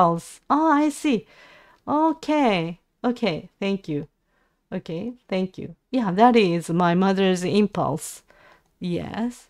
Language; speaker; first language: English; non-native, learner; Japanese